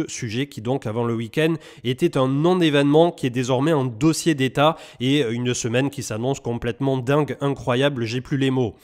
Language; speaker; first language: French; native; French